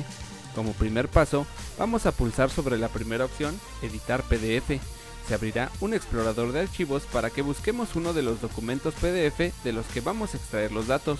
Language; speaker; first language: Spanish; native; Spanish